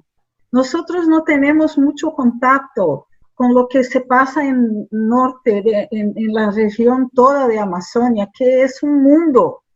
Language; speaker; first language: Spanish; non-native, fluent; Portuguese